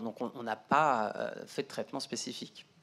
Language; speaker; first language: French; native; French